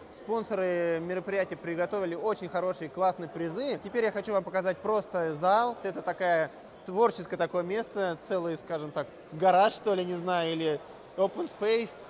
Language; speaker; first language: Russian; native; Russian